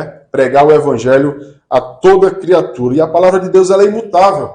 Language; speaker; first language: Portuguese; native; Portuguese